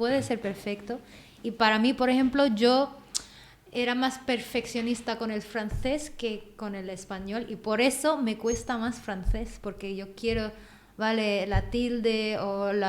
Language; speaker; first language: Spanish; non-native, fluent; Filipino